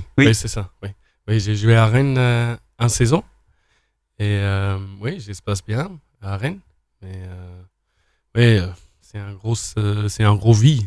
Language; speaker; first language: French; non-native, learner; Afrikaans